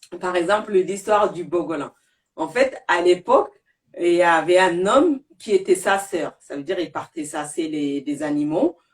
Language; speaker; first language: French; non-native, local second language; Bambara